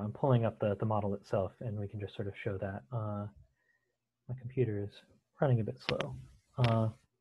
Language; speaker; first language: English; native; English